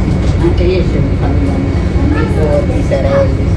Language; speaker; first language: Italian; non-native, learner; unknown